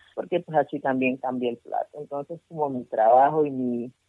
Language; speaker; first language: Spanish; native; Spanish